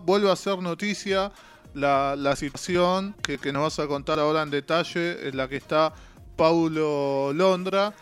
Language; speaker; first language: Spanish; native; Spanish